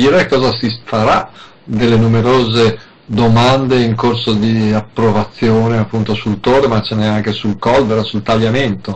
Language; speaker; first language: Italian; native; Italian